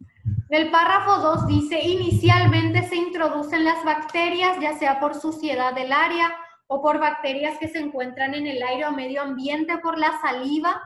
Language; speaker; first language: Spanish; native; Spanish